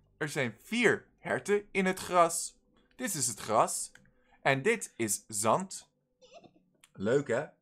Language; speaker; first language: Dutch; non-native, fluent; English